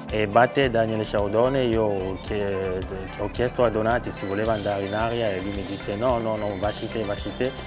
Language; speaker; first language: Italian; non-native, fluent; French